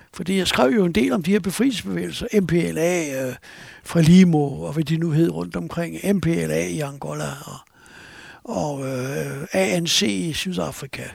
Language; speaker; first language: Danish; native; Danish